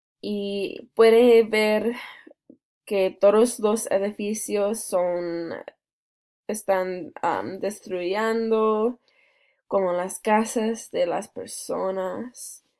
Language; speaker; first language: Spanish; non-native, learner; English